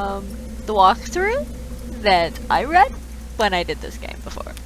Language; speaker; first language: English; native; English